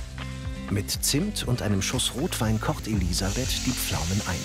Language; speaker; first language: German; native; German